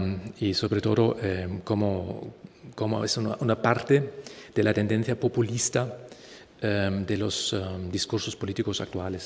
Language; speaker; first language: Spanish; non-native, fluent; German